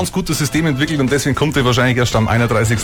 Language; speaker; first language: German; native; German